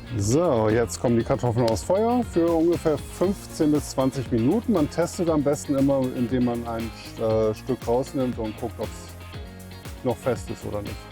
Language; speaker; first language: German; native; German